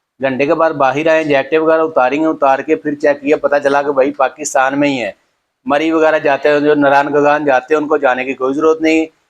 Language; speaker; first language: Urdu; non-native, local second language; Punjabi